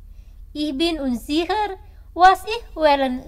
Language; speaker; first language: German; non-native, fluent; Indonesian